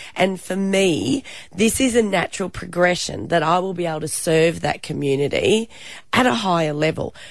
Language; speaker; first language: English; native; English